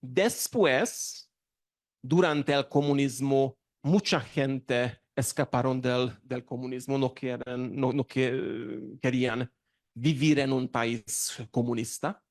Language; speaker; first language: Spanish; non-native, learner; Hungarian